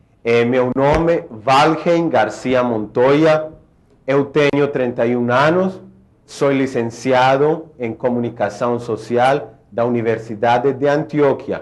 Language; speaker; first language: Portuguese; non-native, fluent; Spanish